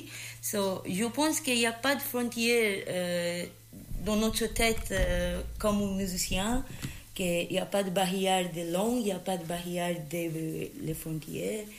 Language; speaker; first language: French; non-native, learner; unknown